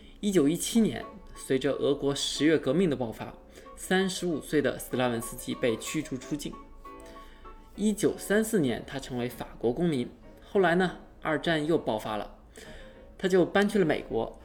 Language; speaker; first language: Chinese; native; Chinese